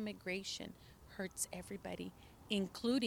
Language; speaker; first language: English; early bilingual, other home language; Spanish